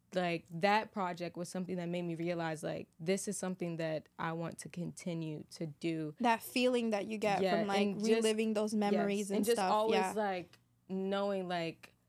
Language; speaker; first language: English; native; English